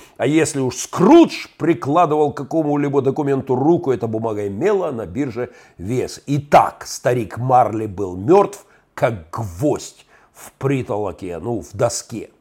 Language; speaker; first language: Russian; native; Russian